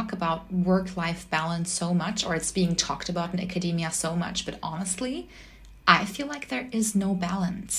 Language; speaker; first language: English; non-native, fluent; German